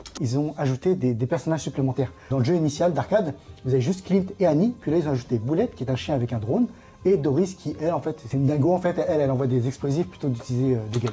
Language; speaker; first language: French; native; French